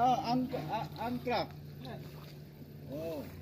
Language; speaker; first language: English; non-native, learner; Filipino